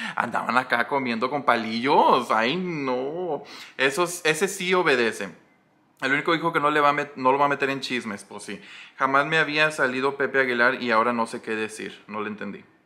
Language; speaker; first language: Spanish; early bilingual, heritage; Spanish